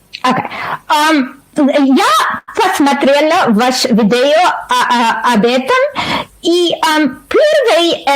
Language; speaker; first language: Russian; non-native, learner; English